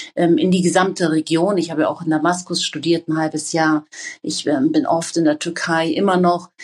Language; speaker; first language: German; native; German